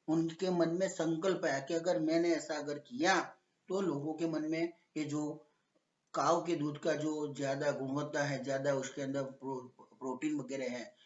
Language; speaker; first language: Hindi; non-native, local second language; Gujarati